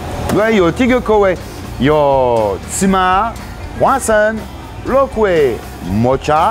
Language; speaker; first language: Chinese; non-native, learner; French